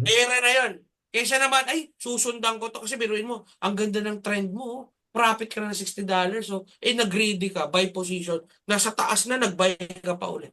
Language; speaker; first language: Filipino; native; Filipino